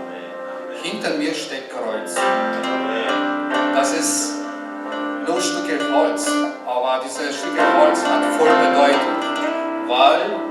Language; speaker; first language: German; non-native, learner; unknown